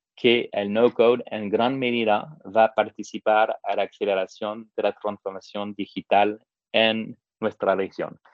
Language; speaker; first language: Spanish; non-native, fluent; French